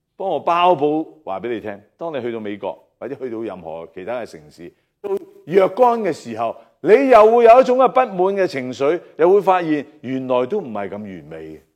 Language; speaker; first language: Chinese; non-native, local second language; Cantonese